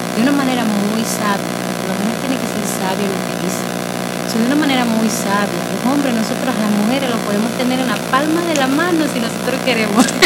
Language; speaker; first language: Spanish; native; Spanish